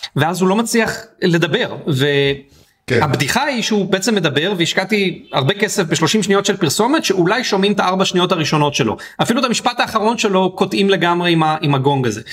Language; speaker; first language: Hebrew; native; Hebrew